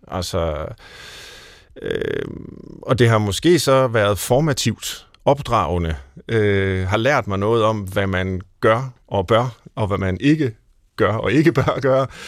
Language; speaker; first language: Danish; native; Danish